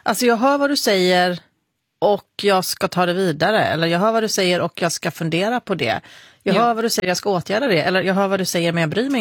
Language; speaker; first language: Swedish; native; Swedish